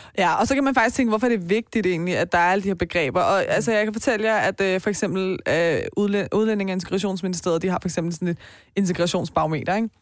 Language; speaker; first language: Danish; early bilingual, other home language; Persian